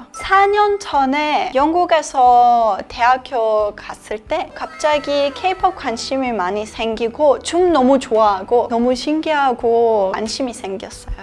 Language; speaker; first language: Korean; non-native, learner; Serbian